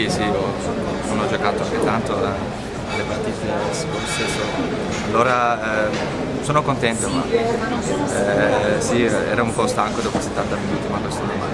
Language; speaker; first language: Italian; non-native, learner; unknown